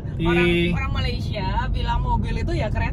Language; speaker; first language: Indonesian; native; Indonesian